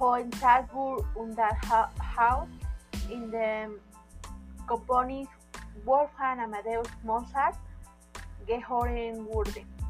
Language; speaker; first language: German; non-native, learner; Spanish